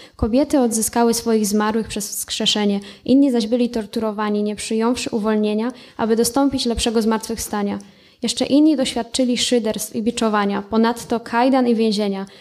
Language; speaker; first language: Polish; native; Polish